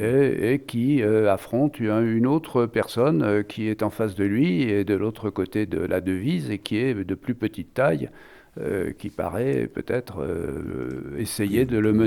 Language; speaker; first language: French; native; French